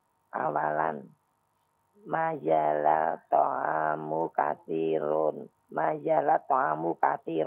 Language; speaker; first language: Arabic; non-native, learner; Indonesian